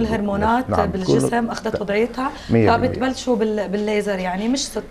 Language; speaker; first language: Arabic; native; Arabic